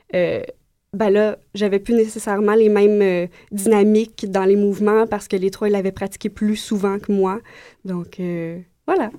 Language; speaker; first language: French; native; French